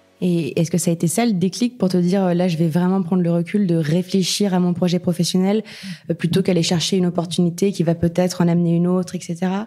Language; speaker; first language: French; native; French